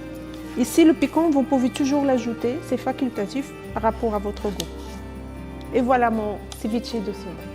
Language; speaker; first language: French; non-native, fluent; Spanish